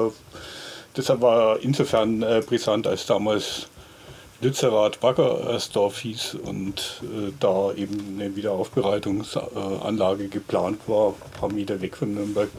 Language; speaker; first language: German; native; German